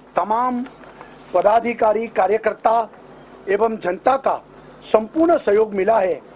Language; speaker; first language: Hindi; non-native, local second language; Gujarati